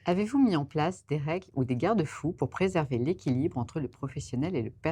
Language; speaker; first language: French; native; French